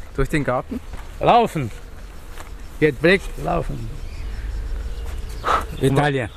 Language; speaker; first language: German; non-native, learner; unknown